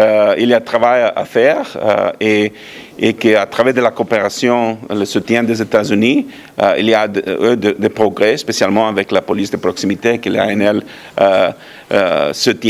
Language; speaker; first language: French; non-native, fluent; English